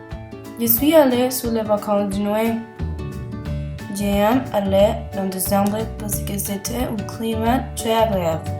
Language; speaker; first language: French; non-native, learner; Spanish